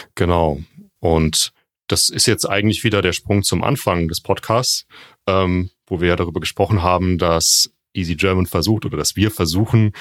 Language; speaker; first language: German; native; German